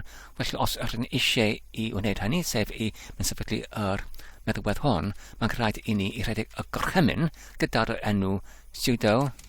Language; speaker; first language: Welsh; non-native, learner; English